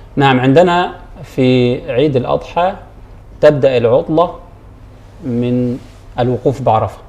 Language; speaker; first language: Arabic; native; Arabic